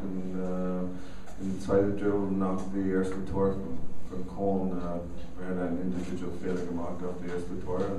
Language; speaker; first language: German; non-native, learner; English